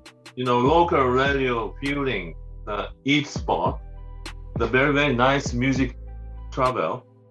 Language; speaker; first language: English; non-native, learner; Japanese